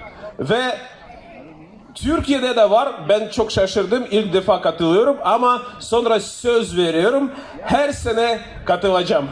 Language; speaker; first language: Turkish; non-native, fluent; Russian